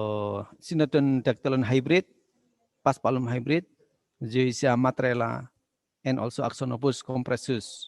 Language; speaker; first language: English; non-native, learner; Indonesian